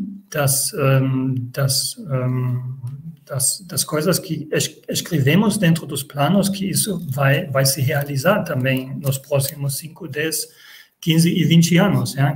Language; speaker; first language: Portuguese; non-native, fluent; German